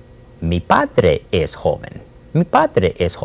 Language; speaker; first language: Spanish; non-native, fluent; English